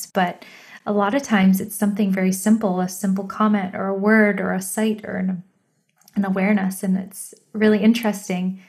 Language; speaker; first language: English; native; English